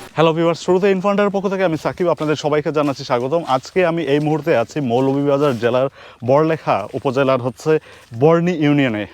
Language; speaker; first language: Bangla; native; Bangla